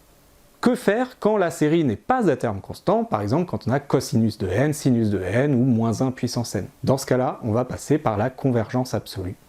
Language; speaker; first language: French; native; French